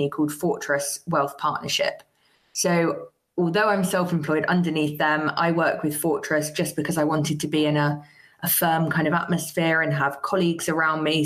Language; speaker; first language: English; native; English